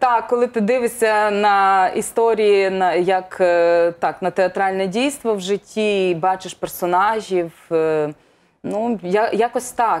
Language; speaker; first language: Ukrainian; native; Ukrainian